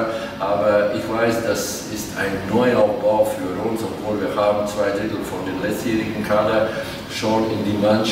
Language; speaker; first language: German; non-native, fluent; Latvian